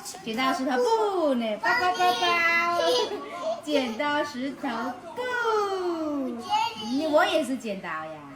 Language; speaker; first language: Chinese; native; Chinese